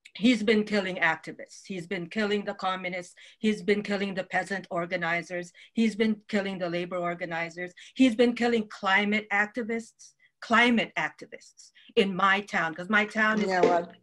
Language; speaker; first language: English; non-native, local second language; Waray